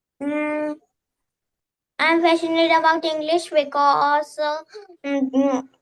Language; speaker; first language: English; non-native, fluent; Hindi